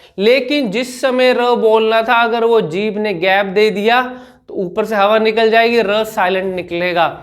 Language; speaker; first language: Hindi; native; Hindi